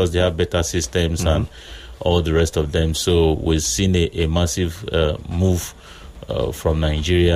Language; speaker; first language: English; non-native, local second language; Yoruba